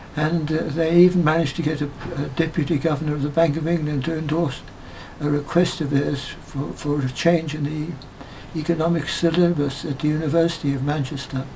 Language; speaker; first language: English; native; English